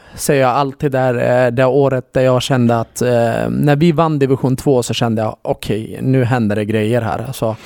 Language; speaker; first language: Swedish; early bilingual, other home language; Kurdish